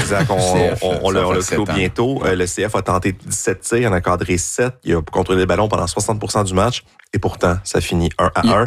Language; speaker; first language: French; native; French